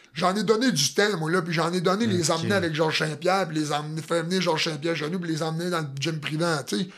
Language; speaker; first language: French; native; French